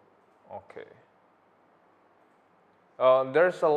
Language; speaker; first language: English; non-native, learner; Indonesian